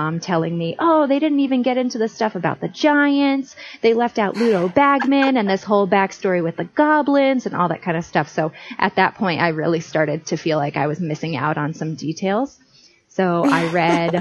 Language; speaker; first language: English; native; English